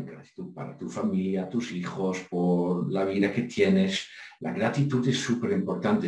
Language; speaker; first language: Spanish; non-native, fluent; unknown